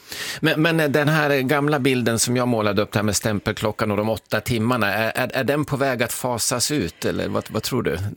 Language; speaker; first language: Swedish; native; Swedish